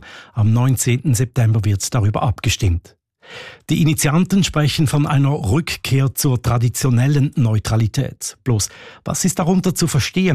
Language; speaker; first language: German; native; German